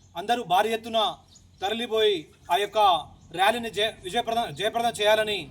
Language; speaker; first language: Telugu; non-native, local second language; Lambadi